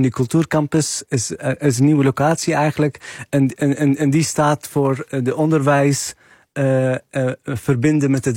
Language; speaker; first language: Dutch; non-native, fluent; Arabic